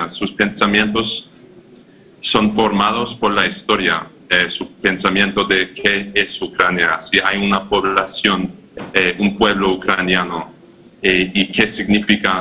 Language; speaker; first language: Spanish; non-native, fluent; English